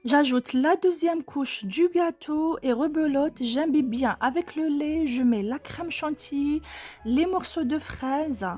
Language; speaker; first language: French; non-native, local second language; Arabic